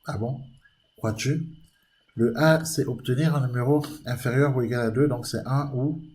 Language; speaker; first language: French; native; French